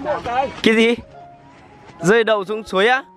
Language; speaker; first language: Vietnamese; native; Vietnamese